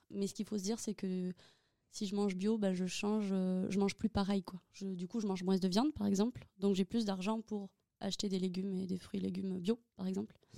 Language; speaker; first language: French; native; French